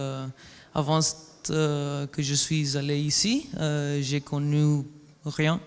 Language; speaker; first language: French; non-native, learner; Spanish